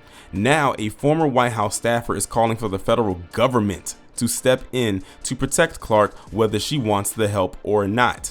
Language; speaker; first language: English; native; English